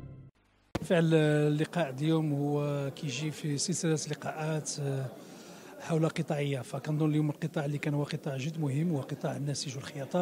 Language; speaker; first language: Arabic; native; Arabic